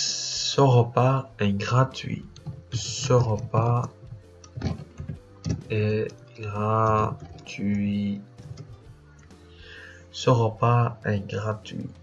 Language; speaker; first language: French; non-native, fluent; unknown